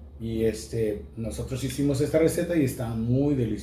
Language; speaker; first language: Spanish; native; Spanish